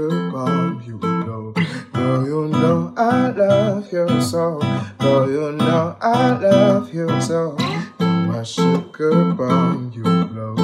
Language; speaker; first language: English; non-native, local second language; Yoruba